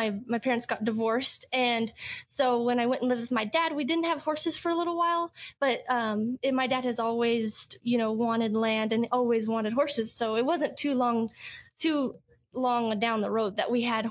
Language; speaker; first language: English; native; English